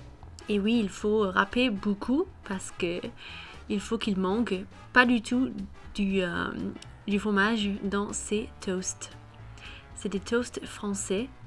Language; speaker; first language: French; non-native, fluent; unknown